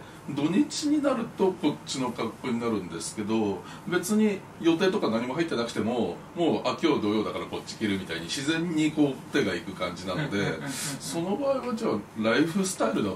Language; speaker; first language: Japanese; native; Japanese